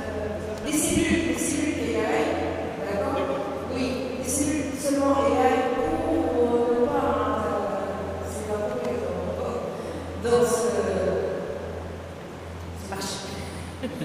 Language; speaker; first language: French; non-native, local second language; Arabic